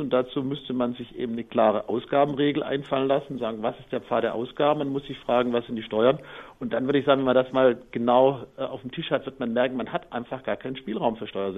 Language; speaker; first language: German; native; German